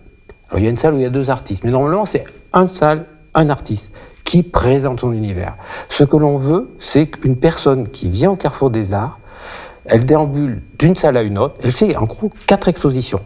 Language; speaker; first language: French; native; French